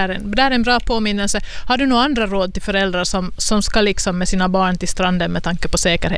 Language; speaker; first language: Swedish; native; Swedish